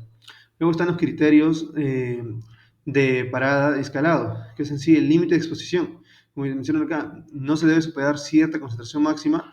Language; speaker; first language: Spanish; native; Spanish